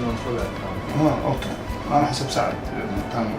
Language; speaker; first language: Arabic; non-native, local second language; Assyrian Neo-Aramaic